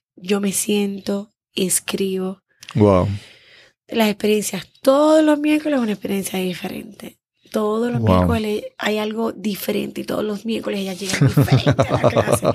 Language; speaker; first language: Spanish; native; Spanish